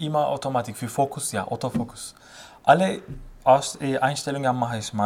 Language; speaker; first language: German; non-native, fluent; Turkish